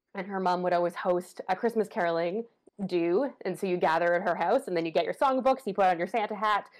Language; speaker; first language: English; native; English